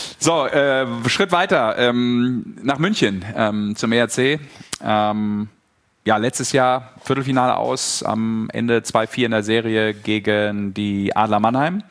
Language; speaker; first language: German; native; German